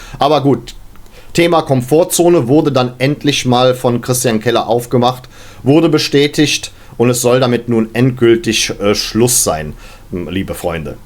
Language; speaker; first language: German; native; German